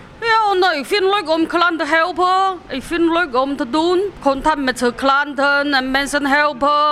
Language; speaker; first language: Dutch; non-native, learner; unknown